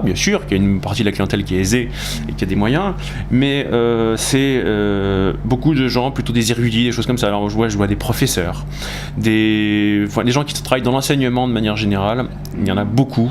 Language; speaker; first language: French; native; French